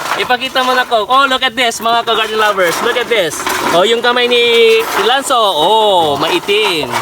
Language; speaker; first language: Filipino; non-native, local second language; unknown